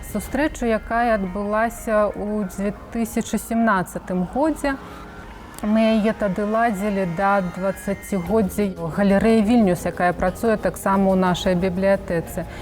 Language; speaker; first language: Belarusian; native; Belarusian